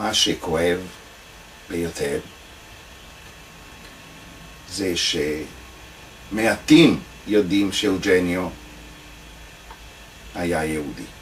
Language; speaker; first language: Hebrew; non-native, fluent; Italian